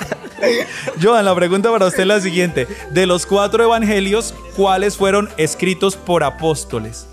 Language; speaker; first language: Spanish; native; Spanish